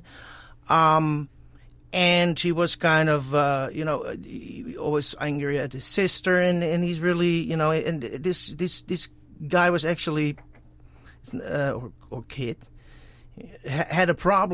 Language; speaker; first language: English; non-native, fluent; Dutch